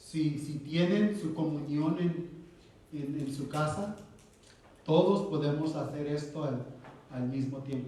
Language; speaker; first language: Spanish; early bilingual, heritage; Spanish